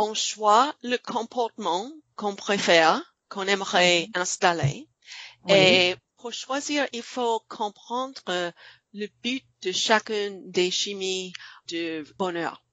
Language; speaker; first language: French; non-native, fluent; English